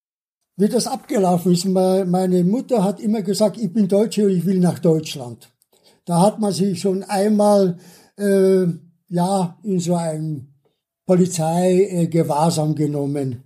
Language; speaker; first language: German; early bilingual, other home language; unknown